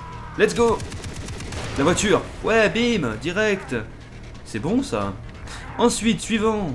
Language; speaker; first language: French; native; French